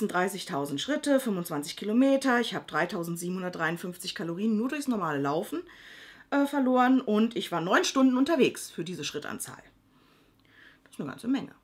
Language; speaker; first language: German; native; German